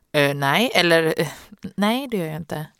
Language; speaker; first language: Swedish; native; Swedish